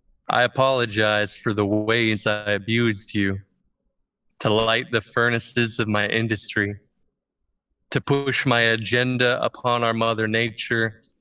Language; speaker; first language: English; native; English